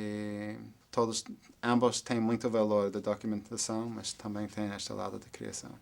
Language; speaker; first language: Portuguese; non-native, fluent; English